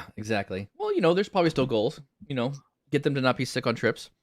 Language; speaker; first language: English; native; English